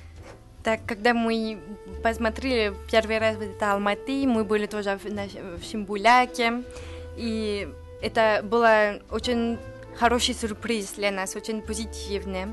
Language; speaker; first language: Russian; non-native, learner; French